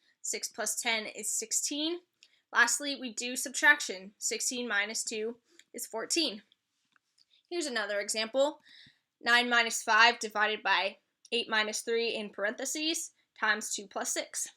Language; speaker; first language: English; native; English